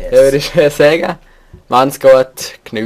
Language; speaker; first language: German; native; German